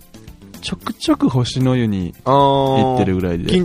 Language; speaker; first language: Japanese; native; Japanese